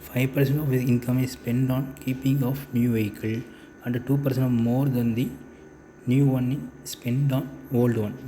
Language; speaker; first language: English; non-native, local second language; Tamil